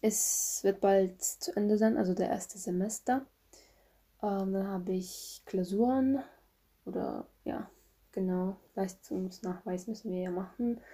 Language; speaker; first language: German; non-native, fluent; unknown